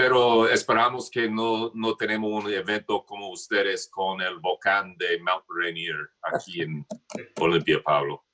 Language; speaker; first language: Spanish; non-native, learner; English